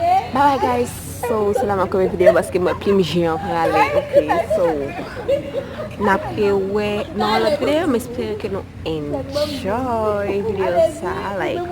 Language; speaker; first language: French; non-native, local second language; Haitian Creole